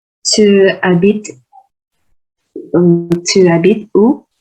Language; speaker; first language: French; non-native, learner; Vietnamese